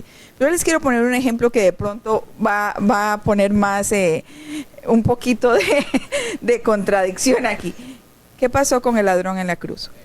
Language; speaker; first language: Spanish; native; Spanish